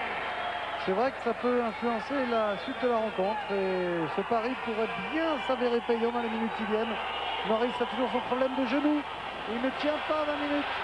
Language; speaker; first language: French; native; French